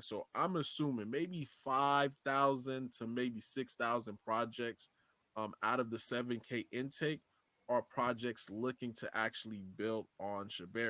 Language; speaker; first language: English; native; English